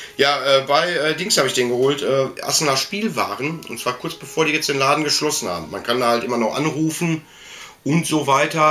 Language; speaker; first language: German; native; German